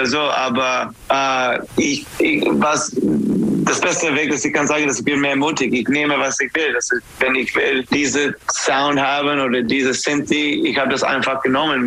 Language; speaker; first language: German; non-native, learner; English